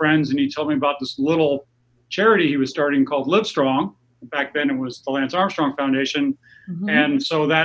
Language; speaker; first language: English; native; English